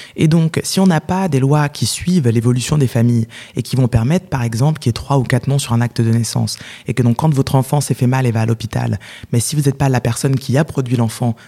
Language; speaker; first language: French; native; French